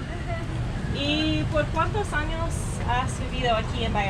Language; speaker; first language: Spanish; non-native, learner; English